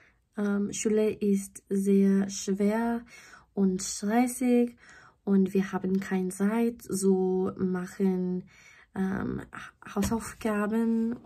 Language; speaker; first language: German; non-native, learner; English